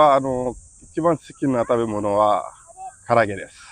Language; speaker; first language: Japanese; non-native, fluent; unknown